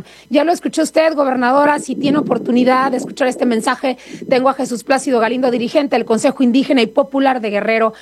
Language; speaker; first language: Spanish; native; Spanish